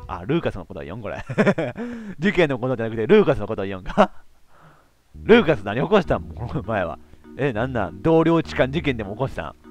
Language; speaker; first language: Japanese; native; Japanese